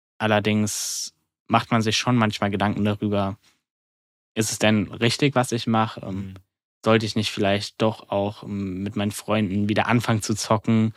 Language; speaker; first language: German; native; German